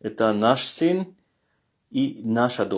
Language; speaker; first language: Russian; non-native, learner; French